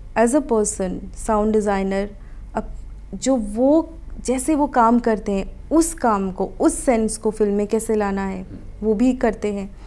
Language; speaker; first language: Hindi; non-native, local second language; Odia